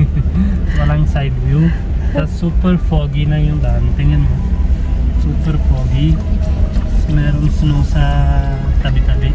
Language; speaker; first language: Filipino; non-native, learner; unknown